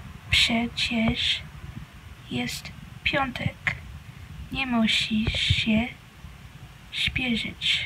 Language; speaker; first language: Polish; non-native, learner; English